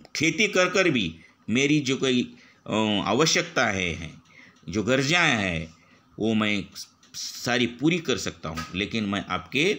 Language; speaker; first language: Hindi; non-native, local second language; Marathi